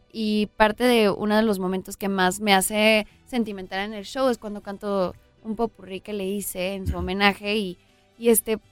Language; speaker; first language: Spanish; native; Spanish